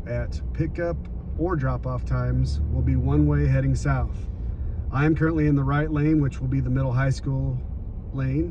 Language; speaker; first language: English; native; English